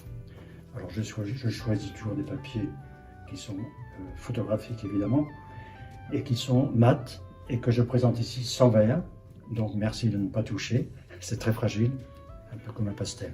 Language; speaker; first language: French; native; French